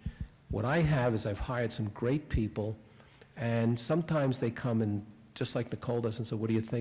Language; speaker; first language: English; native; English